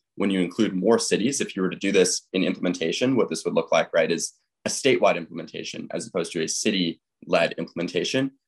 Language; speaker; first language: English; native; English